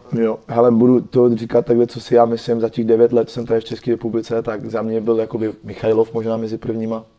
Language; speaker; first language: Czech; non-native, fluent; French